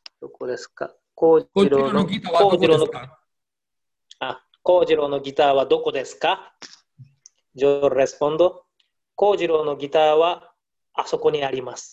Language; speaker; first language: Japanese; non-native, learner; Spanish